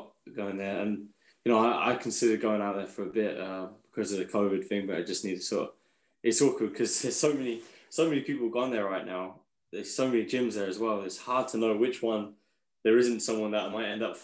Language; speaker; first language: English; native; English